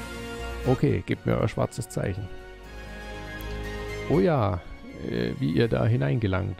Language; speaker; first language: German; native; German